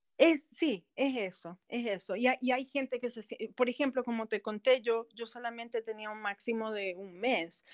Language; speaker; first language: Spanish; early bilingual, heritage; Spanish